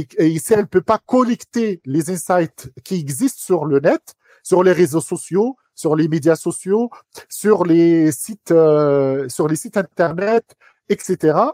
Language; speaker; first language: French; non-native, local second language; Arabic